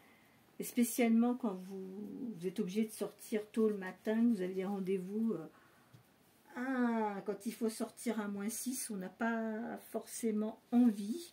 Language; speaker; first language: French; native; French